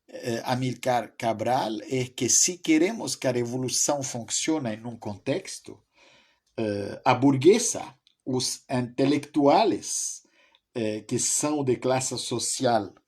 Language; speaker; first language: Portuguese; non-native, fluent; French